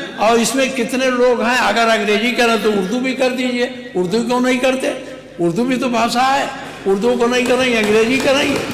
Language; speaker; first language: Hindi; native; Hindi